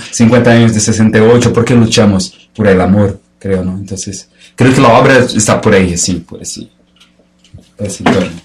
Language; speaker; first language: Spanish; non-native, fluent; Portuguese